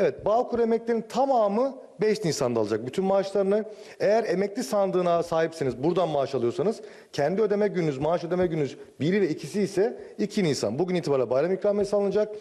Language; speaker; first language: Turkish; native; Turkish